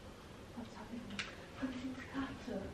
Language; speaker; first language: German; non-native, learner; Cebuano